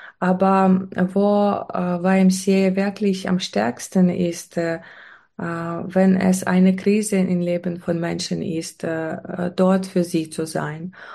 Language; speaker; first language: German; non-native, fluent; Ukrainian